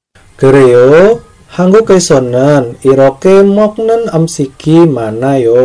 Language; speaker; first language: Korean; non-native, fluent; Indonesian